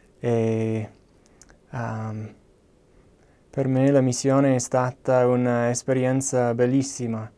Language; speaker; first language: Italian; non-native, fluent; English